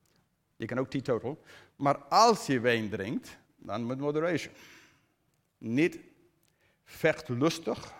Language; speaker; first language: Dutch; non-native, fluent; English